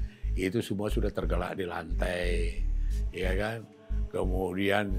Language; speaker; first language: Indonesian; native; Indonesian